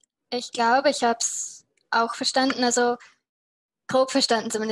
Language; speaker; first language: German; native; German